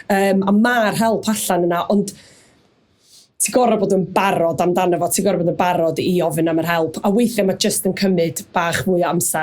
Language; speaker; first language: Welsh; native; Welsh